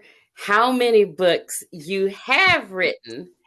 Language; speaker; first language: English; native; English